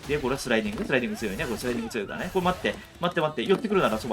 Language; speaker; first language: Japanese; native; Japanese